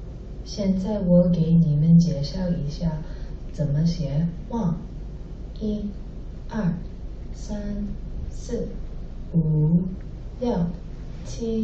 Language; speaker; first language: Chinese; non-native, learner; English